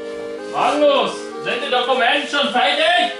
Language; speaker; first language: German; non-native, learner; Polish